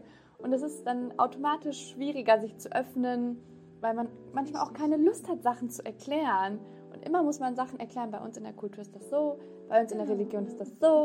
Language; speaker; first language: German; early bilingual, other home language; Turkish